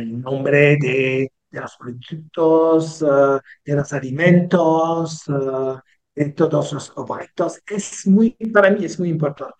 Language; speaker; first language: Spanish; non-native, learner; French